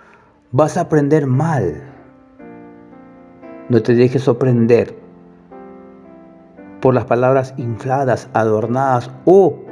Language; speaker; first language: Spanish; native; Spanish